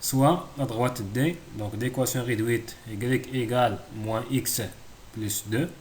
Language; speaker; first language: French; non-native, local second language; Arabic